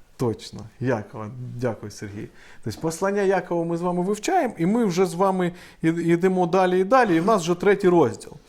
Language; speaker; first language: Ukrainian; non-native, local second language; Russian